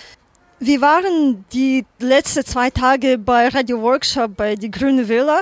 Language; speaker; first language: German; non-native, learner; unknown